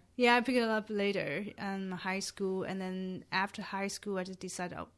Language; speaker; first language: English; non-native, fluent; Chinese